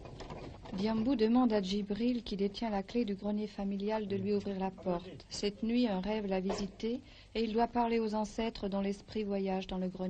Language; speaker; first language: French; native; French